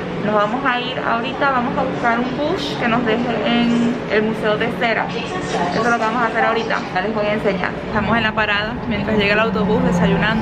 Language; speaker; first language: Spanish; native; Spanish